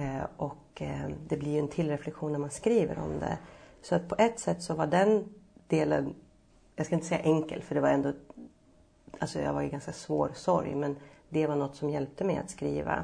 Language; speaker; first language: Swedish; native; Swedish